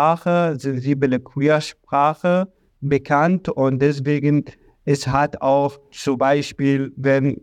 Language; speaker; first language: German; non-native, learner; Arabic